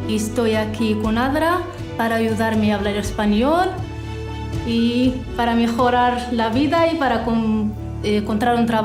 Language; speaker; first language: Spanish; non-native, learner; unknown